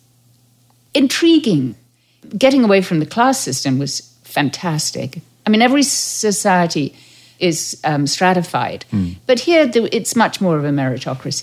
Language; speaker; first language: English; native; English